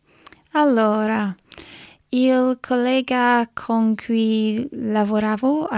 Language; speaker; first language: Italian; non-native, learner; English